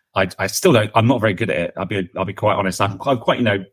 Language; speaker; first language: English; native; English